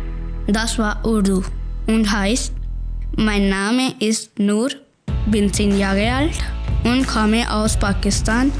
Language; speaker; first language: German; non-native, learner; Urdu